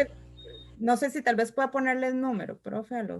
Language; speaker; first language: Spanish; native; Spanish